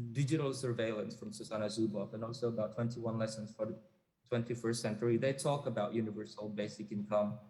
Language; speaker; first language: English; non-native, fluent; Indonesian